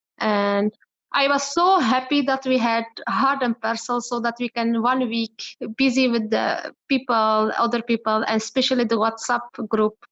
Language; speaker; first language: English; non-native, learner; Arabic